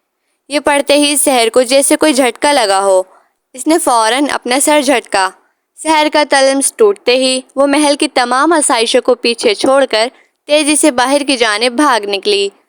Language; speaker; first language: Urdu; native; Urdu